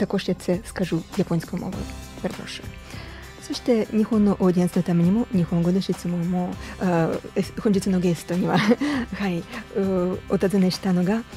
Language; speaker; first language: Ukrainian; native; Ukrainian